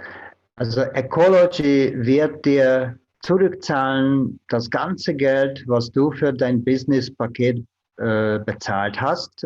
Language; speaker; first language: German; non-native, fluent; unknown